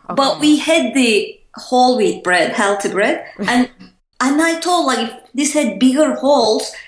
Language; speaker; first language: English; non-native, fluent; Turkish